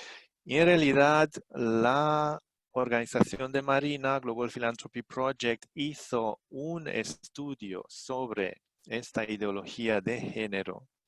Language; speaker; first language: Spanish; non-native, fluent; Romanian